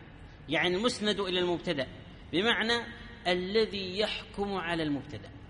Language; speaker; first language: Arabic; native; Arabic